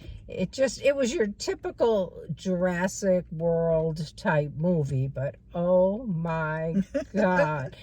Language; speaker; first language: English; native; English